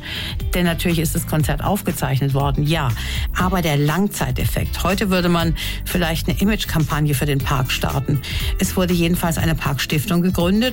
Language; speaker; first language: German; native; German